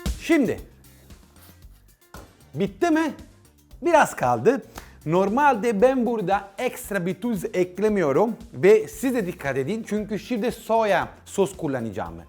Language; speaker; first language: Turkish; non-native, learner; Italian